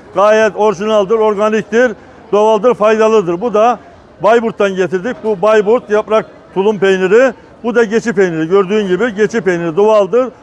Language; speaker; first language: Turkish; native; Turkish